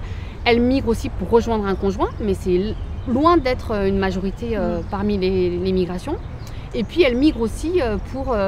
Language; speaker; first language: French; native; French